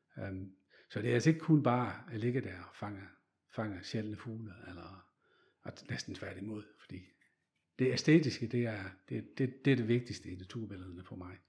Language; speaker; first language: Danish; non-native, fluent; Dutch